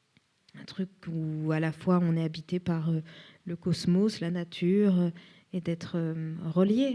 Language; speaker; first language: French; native; French